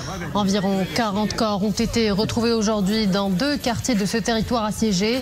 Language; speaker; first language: French; non-native, local second language; Arabic